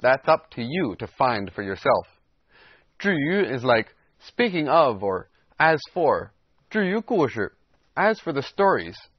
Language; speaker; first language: English; native; English